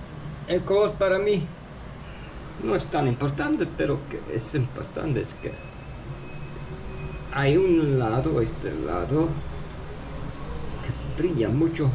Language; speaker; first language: Spanish; non-native, fluent; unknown